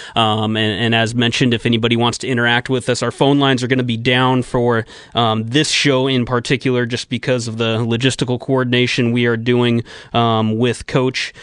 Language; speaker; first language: English; native; English